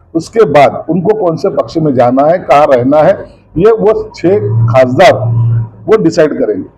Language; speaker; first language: Hindi; non-native, local second language; Marathi